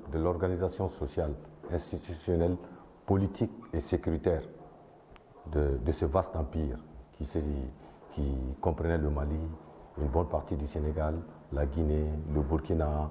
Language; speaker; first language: French; non-native, local second language; Bambara